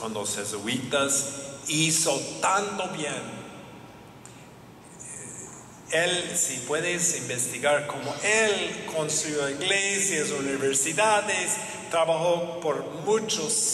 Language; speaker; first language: Spanish; non-native, learner; English